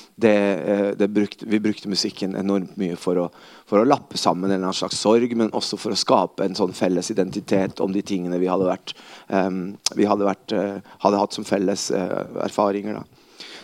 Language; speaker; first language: Norwegian; early bilingual, other home language; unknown